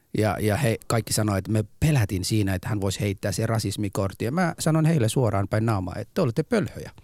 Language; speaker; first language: Finnish; non-native, fluent; Somali